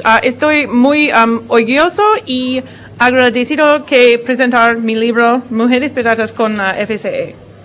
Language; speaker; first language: Spanish; non-native, learner; English